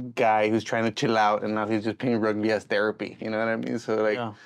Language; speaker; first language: English; native; English